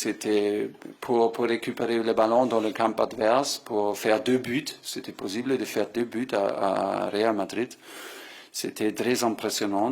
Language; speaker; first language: French; non-native, fluent; German